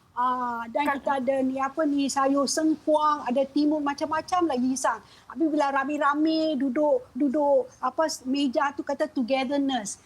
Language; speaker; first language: Malay; non-native, local second language; Chinese